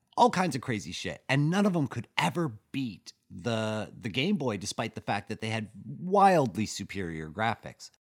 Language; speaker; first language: English; native; English